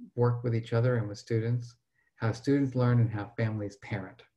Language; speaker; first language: English; native; English